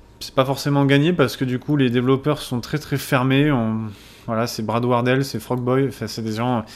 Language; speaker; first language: French; native; French